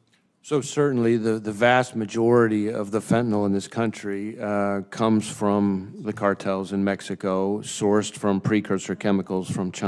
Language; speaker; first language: English; native; English